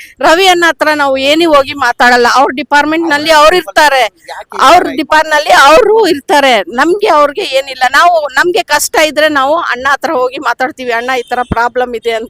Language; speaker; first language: Kannada; non-native, local second language; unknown